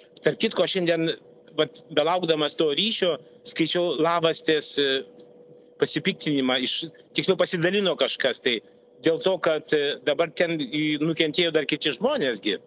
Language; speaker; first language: Lithuanian; non-native, local second language; Russian